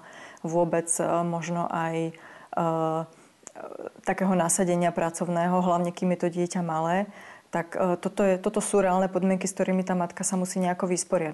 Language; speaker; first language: Slovak; native; Slovak